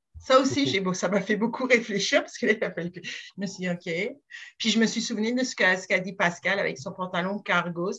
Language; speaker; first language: French; native; French